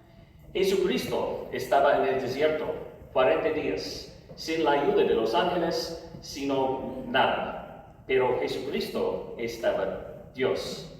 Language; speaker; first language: Spanish; non-native, learner; English